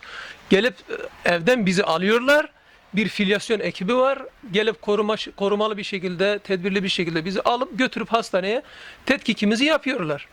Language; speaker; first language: Turkish; native; Turkish